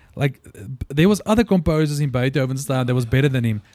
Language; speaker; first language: English; non-native, local second language; Afrikaans